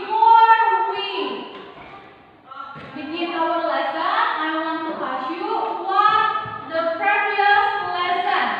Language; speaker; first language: English; non-native, learner; Indonesian